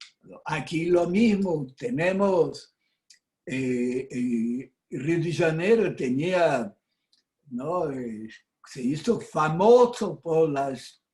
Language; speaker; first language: Spanish; non-native, fluent; Portuguese